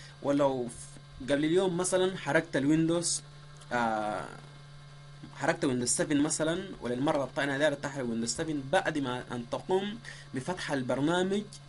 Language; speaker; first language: Arabic; native; Arabic